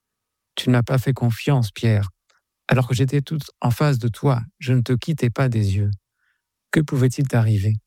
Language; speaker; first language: French; native; French